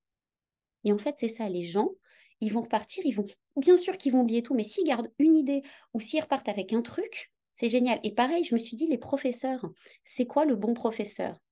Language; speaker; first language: French; native; French